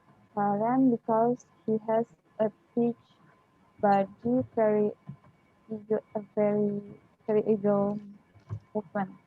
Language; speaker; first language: English; non-native, learner; Indonesian